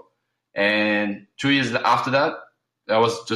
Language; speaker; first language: English; early bilingual, other home language; Arabic